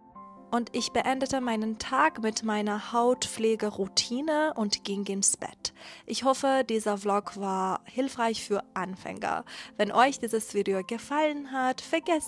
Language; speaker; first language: German; non-native, fluent; Persian